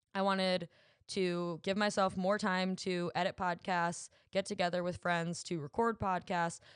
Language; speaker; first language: English; native; English